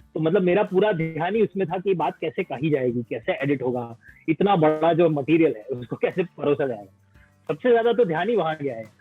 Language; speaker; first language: Hindi; non-native, local second language; Gujarati